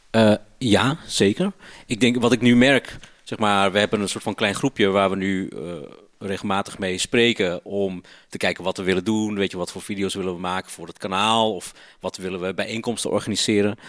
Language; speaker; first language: Dutch; native; Dutch